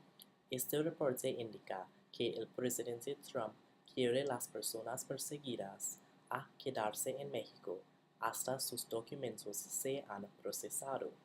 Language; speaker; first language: Spanish; non-native, learner; English